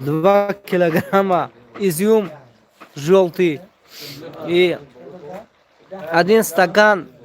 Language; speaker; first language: Russian; non-native, local second language; Tajik